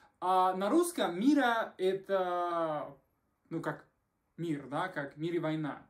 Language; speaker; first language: Russian; non-native, fluent; Spanish